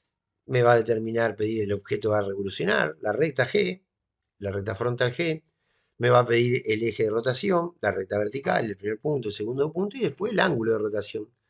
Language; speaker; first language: Spanish; native; Spanish